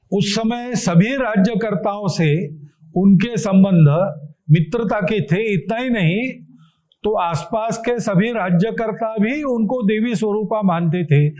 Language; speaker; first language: Hindi; non-native, local second language; Marathi